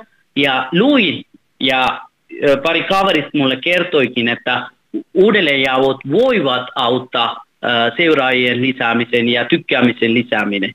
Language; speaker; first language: Finnish; non-native, fluent; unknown